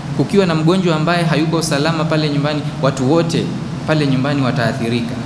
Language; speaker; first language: Swahili; native; Swahili